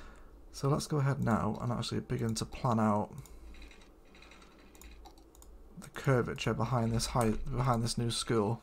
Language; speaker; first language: English; native; English